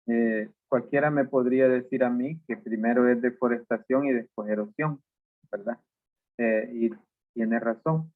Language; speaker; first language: Spanish; native; Spanish